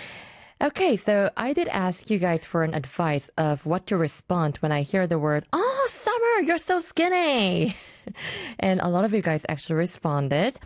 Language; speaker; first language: English; non-native, fluent; Korean